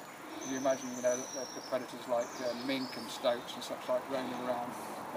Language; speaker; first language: English; native; English